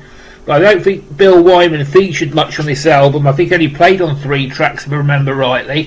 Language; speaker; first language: English; native; English